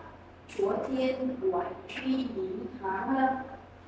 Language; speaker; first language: Chinese; non-native, learner; Vietnamese